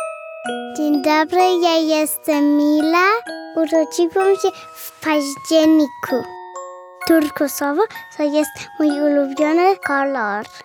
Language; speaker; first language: Polish; early bilingual, heritage; German